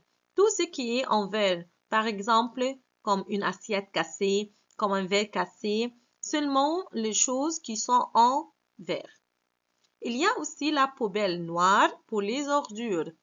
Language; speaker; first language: French; non-native, fluent; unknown